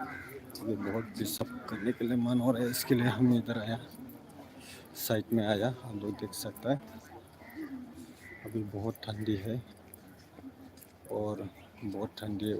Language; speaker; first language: Hindi; non-native, local second language; Bodo